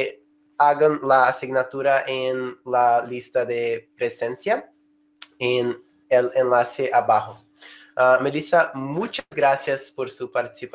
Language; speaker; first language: Spanish; non-native, fluent; Portuguese